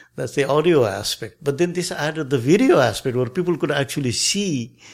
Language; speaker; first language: English; non-native, local second language; Nepali